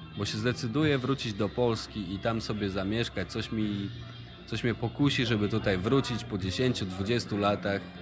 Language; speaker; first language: Polish; native; Polish